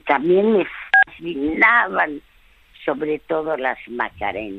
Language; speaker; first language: Spanish; early bilingual, other home language; French